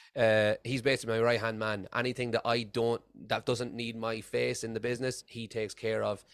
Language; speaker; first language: English; native; English